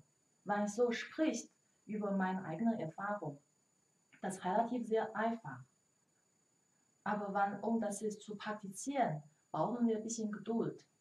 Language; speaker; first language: German; non-native, learner; Chinese